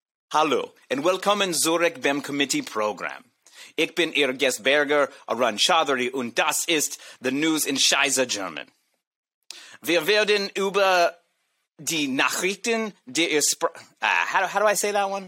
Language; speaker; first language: German; non-native, learner; English